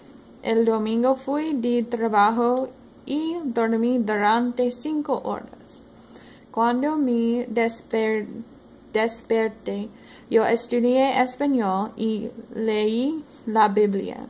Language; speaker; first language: Spanish; non-native, learner; English